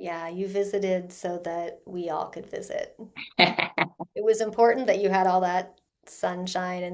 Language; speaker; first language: English; native; English